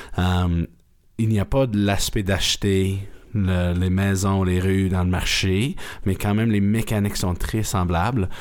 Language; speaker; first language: French; native; French